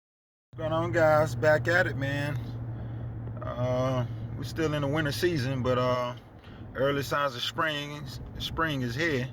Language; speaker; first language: English; native; English